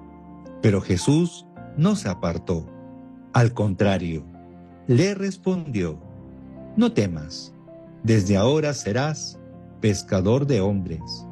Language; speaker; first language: Spanish; native; Spanish